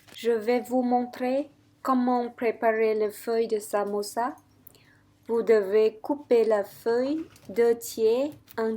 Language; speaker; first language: French; non-native, fluent; Vietnamese